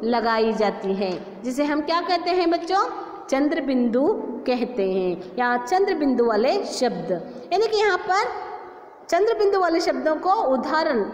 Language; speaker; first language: Hindi; non-native, local second language; Kannada